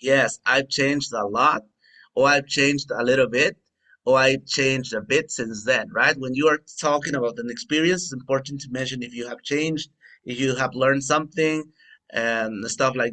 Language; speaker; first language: English; non-native, fluent; Spanish